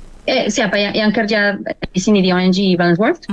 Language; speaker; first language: Indonesian; non-native, learner; Spanish